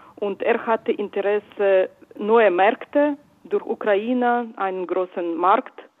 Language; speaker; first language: German; non-native, fluent; Russian